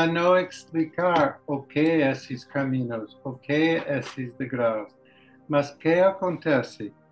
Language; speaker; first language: Portuguese; non-native, learner; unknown